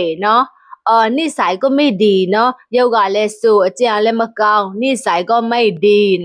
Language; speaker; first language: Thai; non-native, fluent; Burmese